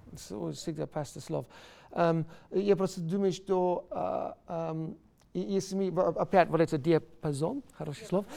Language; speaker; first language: Russian; non-native, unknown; English